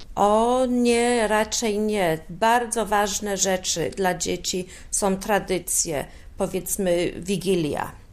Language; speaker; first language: Polish; early bilingual, heritage; Polish